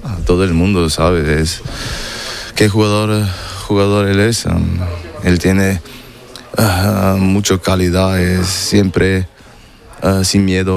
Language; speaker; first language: Spanish; non-native, learner; German